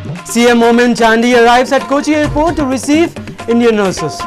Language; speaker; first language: English; non-native, local second language; Urdu